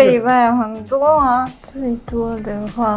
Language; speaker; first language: Chinese; early bilingual, heritage; Japanese